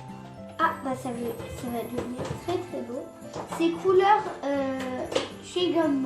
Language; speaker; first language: French; early bilingual, other home language; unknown